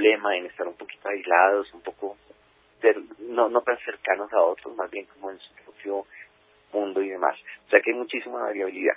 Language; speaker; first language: Spanish; native; Spanish